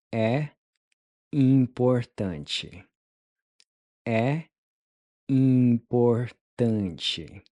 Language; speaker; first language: Portuguese; non-native, fluent; English